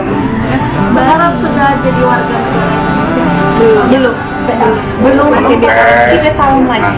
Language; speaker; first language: Indonesian; non-native, learner; English